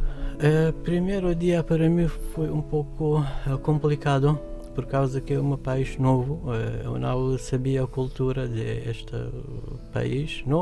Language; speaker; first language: Portuguese; non-native, fluent; Arabic